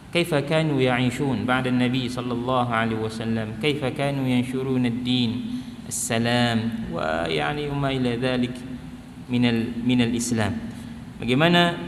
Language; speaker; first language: Arabic; non-native, fluent; Malay